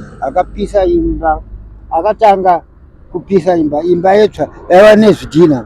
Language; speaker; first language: Shona; early bilingual, other home language; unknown